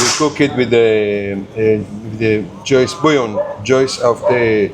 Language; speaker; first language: English; non-native, learner; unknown